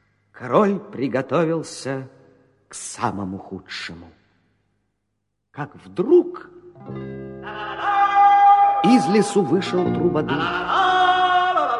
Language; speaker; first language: Russian; native; Russian